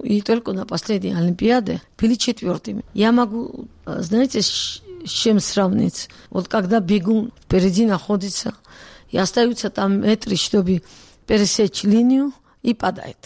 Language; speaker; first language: Russian; non-native, local second language; Georgian